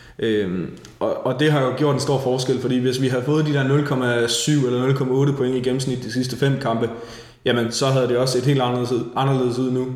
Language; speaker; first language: Danish; native; Danish